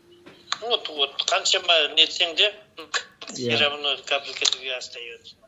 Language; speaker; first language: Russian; non-native, local second language; Kazakh